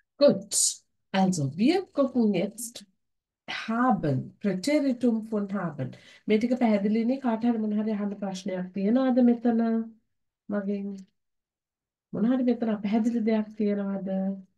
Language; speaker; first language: German; non-native, fluent; Sinhala